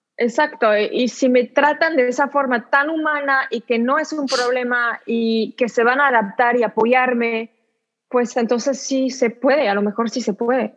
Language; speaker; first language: Spanish; non-native, fluent; French